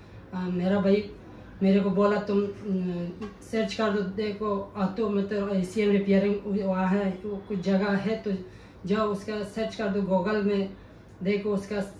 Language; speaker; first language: Hindi; non-native, learner; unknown